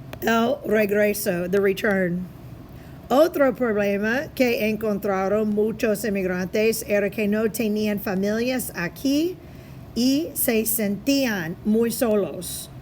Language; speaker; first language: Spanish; non-native, fluent; English